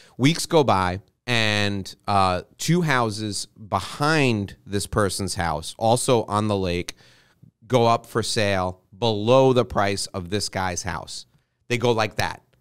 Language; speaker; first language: English; native; English